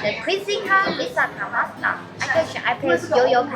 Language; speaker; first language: English; non-native, learner; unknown